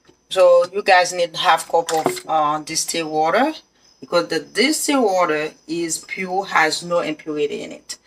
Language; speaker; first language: English; non-native, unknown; Haitian Creole